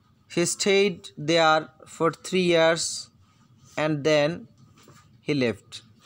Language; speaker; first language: English; non-native, local second language; Bangla